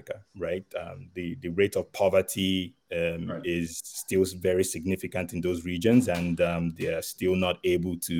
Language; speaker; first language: English; non-native, local second language; Igbo